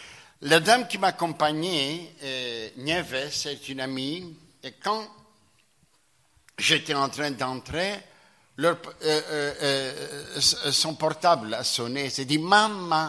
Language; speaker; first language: French; non-native, fluent; Greek